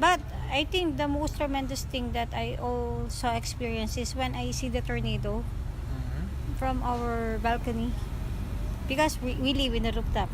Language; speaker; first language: English; non-native, learner; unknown